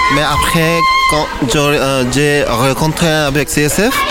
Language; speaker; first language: French; non-native, learner; Bangla